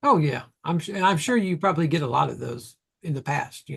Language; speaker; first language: English; native; English